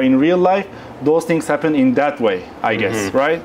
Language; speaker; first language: English; non-native, fluent; Turkish